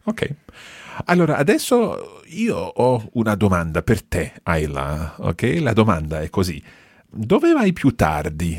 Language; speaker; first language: Italian; non-native, fluent; English